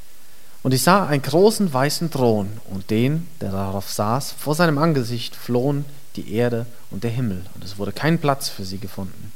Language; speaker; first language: German; native; German